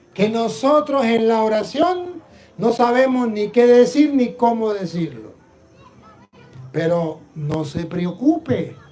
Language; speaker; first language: Spanish; native; Spanish